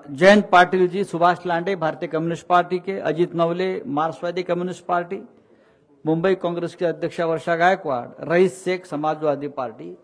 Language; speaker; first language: Hindi; non-native, local second language; Marathi